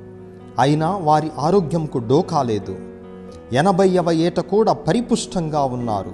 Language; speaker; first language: Telugu; native; Telugu